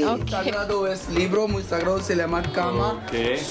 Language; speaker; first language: Spanish; non-native, learner; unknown